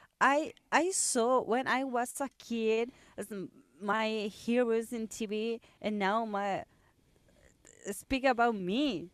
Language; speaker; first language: English; non-native, learner; Spanish